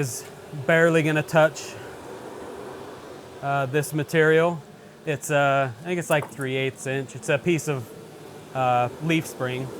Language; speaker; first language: English; native; English